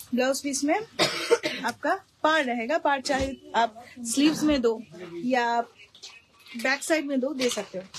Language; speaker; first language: Hindi; non-native, local second language; Bangla